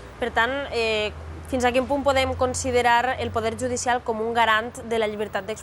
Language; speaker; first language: Catalan; native; Catalan